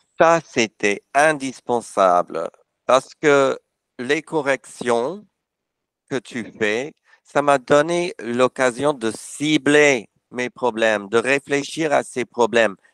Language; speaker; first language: French; non-native, fluent; English